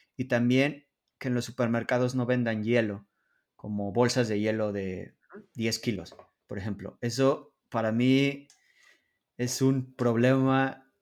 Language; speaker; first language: Spanish; native; Spanish